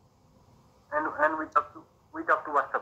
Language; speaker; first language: English; non-native, learner; Nepali